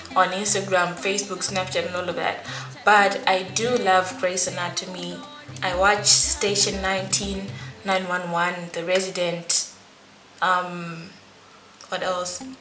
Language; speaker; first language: English; non-native, local second language; Shona